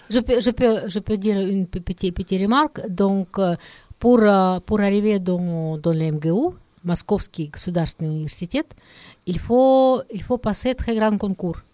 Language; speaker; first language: French; non-native, learner; Russian